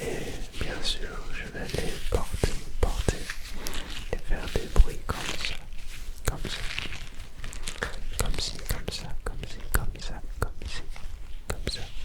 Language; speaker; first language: French; non-native, learner; Dutch